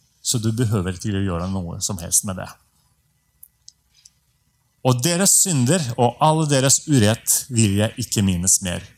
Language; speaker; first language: Norwegian; non-native, fluent; Russian